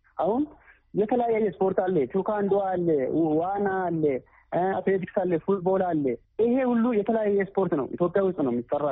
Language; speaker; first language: Amharic; native; Amharic